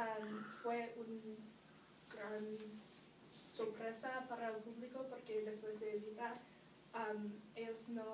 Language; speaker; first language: Spanish; non-native, learner; English